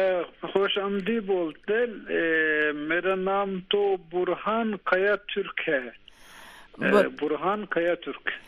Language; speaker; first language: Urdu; non-native, learner; Turkish